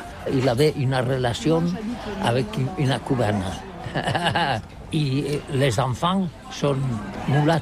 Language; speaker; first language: French; non-native, learner; Catalan